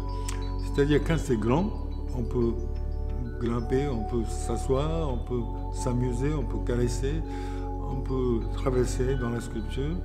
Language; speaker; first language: French; non-native, fluent; Japanese